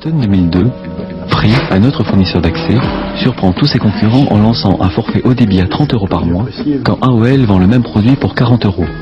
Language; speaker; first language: French; native; French